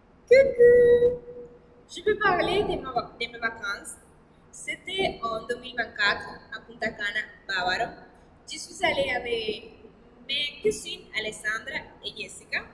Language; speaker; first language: French; non-native, learner; Spanish